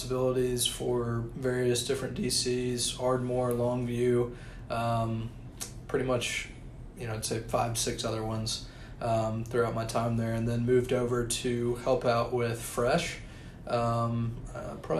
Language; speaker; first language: English; native; English